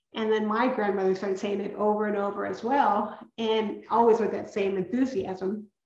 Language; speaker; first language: English; early bilingual, other home language; Spanish